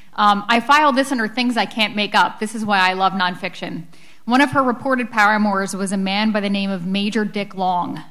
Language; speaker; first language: English; native; English